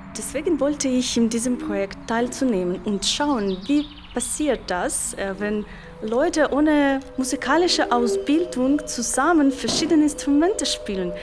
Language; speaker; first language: German; non-native, learner; Ukrainian